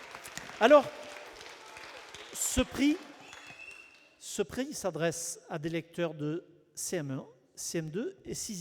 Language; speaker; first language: French; native; French